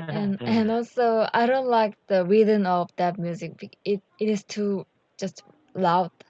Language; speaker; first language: English; non-native, learner; Korean